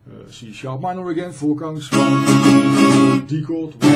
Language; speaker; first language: English; non-native, fluent; Dutch